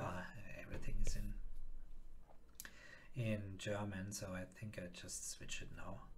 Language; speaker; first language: English; non-native, fluent; German